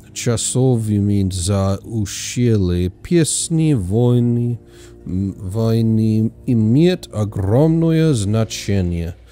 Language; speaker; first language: Russian; non-native, learner; English